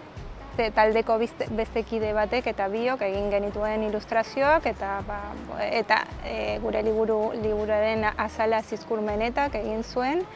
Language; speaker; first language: Basque; non-native, fluent; Spanish